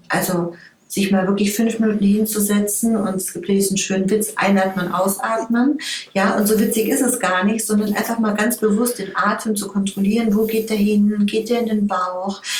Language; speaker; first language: German; native; German